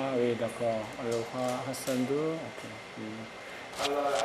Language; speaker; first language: French; non-native, learner; Korean